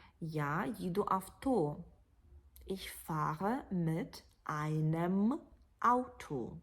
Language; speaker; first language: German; non-native, fluent; Ukrainian